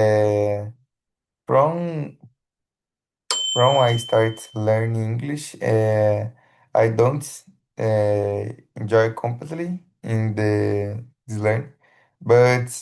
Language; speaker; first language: English; non-native, learner; Portuguese